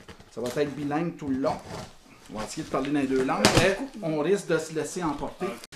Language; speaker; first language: French; native; French